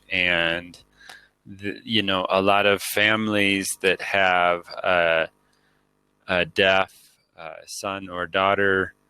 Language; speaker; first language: English; native; English